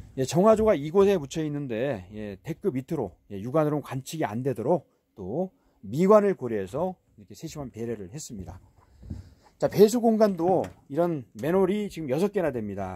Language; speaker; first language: Korean; native; Korean